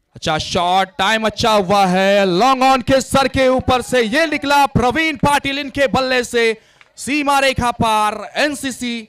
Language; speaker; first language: Hindi; non-native, local second language; Marathi